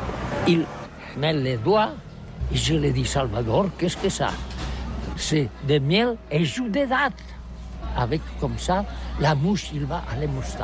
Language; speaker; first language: French; non-native, learner; Catalan